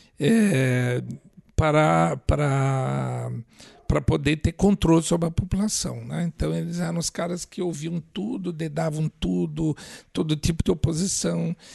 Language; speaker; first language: Portuguese; native; Portuguese